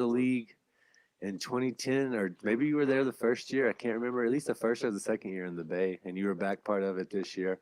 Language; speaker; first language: English; native; English